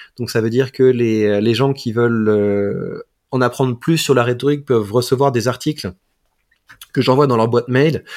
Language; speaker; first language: French; native; French